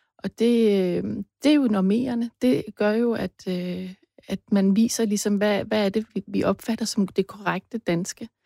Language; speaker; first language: Danish; native; Danish